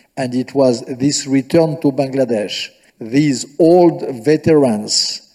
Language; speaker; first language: English; non-native, fluent; French